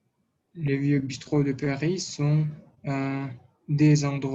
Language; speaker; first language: French; non-native, learner; Russian